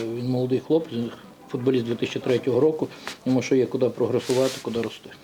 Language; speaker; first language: Ukrainian; native; Ukrainian